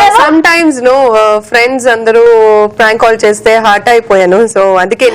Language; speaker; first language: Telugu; non-native, learner; Kannada